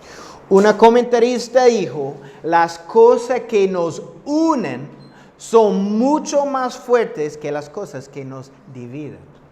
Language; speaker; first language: Spanish; non-native, fluent; English